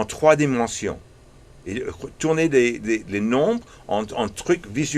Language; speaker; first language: French; early bilingual, heritage; English